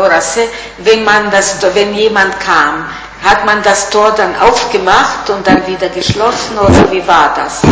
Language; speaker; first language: German; non-native, fluent; Italian